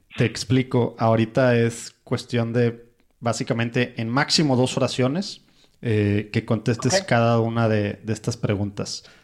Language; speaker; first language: Spanish; native; Spanish